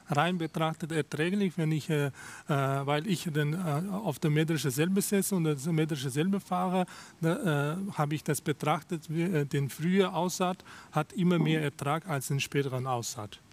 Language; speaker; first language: German; non-native, fluent; Russian